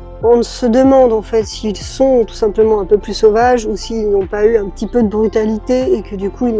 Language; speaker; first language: French; native; French